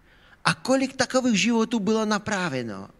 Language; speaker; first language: Czech; non-native, fluent; Ukrainian